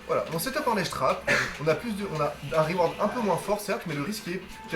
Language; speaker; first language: French; native; French